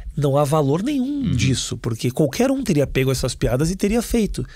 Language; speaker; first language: Portuguese; native; Portuguese